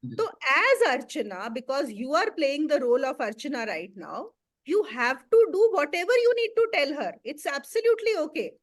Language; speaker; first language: English; non-native, local second language; Hindi